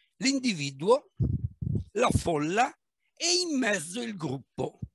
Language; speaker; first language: Italian; native; Italian